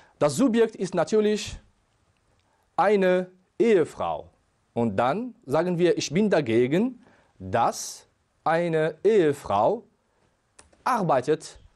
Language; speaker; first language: German; non-native, fluent; Arabic